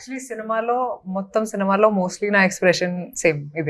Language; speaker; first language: Telugu; non-native, local second language; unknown